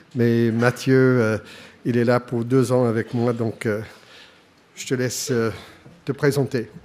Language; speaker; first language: French; non-native, fluent; English